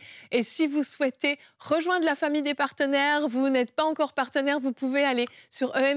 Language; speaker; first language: French; native; French